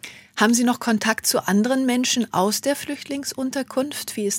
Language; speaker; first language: German; native; German